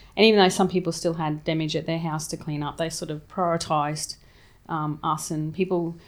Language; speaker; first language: English; native; English